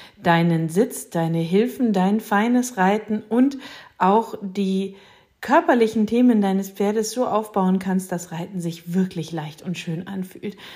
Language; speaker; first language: German; native; German